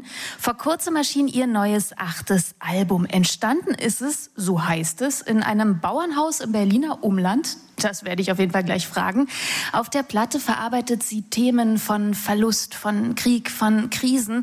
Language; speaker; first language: German; native; German